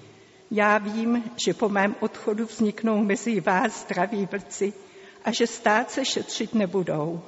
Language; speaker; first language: Czech; native; Czech